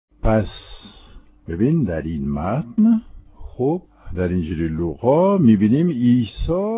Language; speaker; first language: Persian; non-native, fluent; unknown